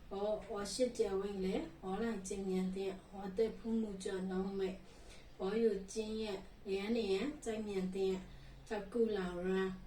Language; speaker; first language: Chinese; non-native, learner; Burmese